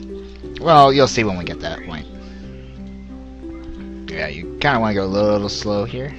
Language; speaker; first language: English; native; English